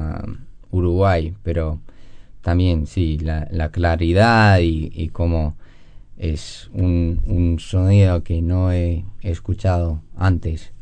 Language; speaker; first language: Spanish; non-native, learner; English